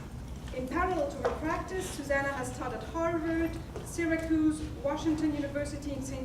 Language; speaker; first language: English; native; English